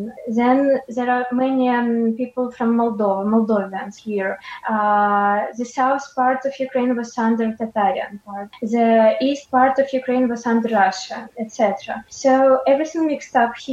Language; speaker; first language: English; non-native, fluent; Ukrainian